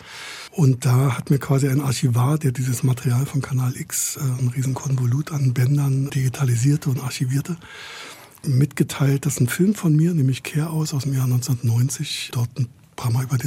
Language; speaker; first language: German; native; German